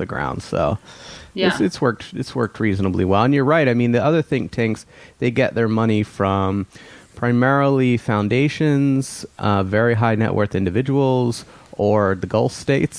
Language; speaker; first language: English; native; English